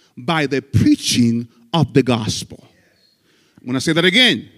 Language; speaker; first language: English; non-native, fluent; Spanish